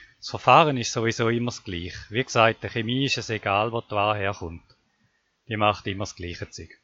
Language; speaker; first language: German; native; German